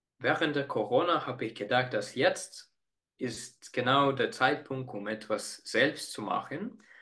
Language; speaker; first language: German; non-native, fluent; Estonian